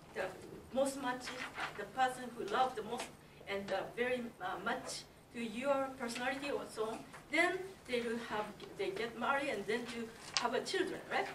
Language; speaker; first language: English; non-native, learner; Japanese